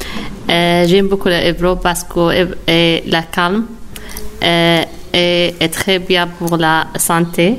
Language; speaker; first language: French; non-native, learner; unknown